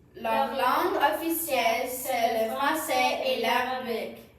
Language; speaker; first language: French; non-native, learner; English